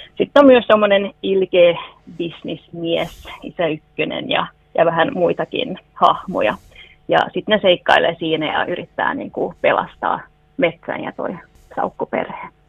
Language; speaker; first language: Finnish; non-native, local second language; Swedish